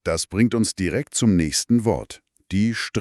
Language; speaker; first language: German; native; German